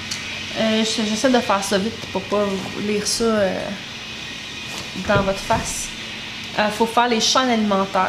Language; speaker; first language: French; native; French